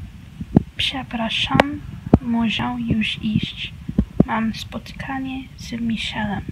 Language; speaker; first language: Polish; non-native, learner; English